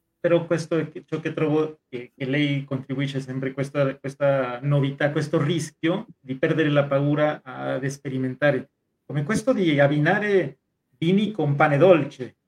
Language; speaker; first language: Italian; non-native, fluent; Spanish